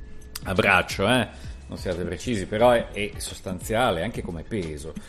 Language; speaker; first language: Italian; native; Italian